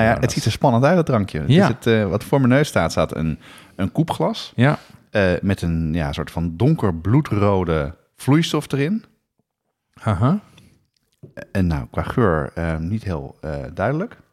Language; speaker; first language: Dutch; native; Dutch